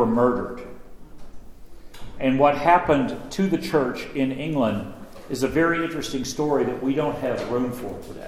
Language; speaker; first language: English; native; English